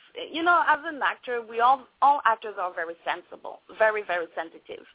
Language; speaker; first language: English; non-native, fluent; French